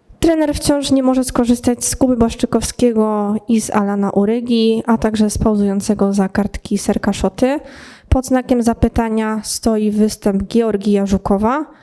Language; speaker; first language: Polish; native; Polish